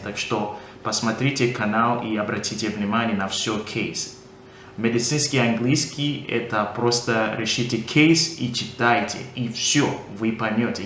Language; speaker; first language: Russian; non-native, fluent; English